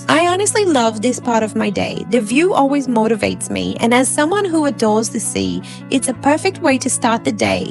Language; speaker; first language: English; native; English